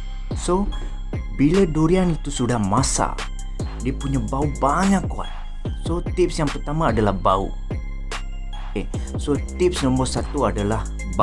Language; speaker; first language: Malay; native; Malay